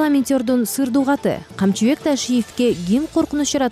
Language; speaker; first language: Kyrgyz; native; Kyrgyz